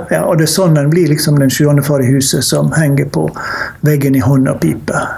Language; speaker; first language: Norwegian; native; Norwegian